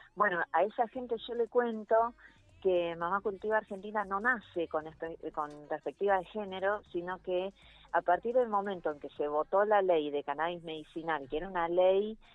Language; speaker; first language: Spanish; native; Spanish